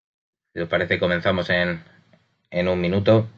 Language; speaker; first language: Spanish; native; Spanish